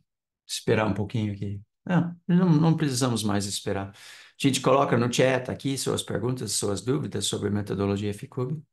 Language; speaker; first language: Portuguese; non-native, fluent; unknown